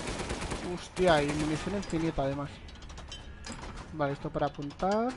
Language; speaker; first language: Spanish; native; Spanish